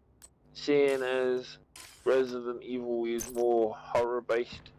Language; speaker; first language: English; native; English